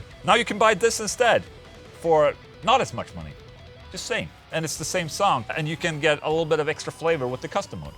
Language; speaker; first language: English; non-native, fluent; Swedish